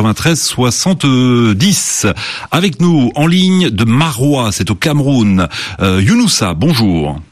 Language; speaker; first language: French; native; French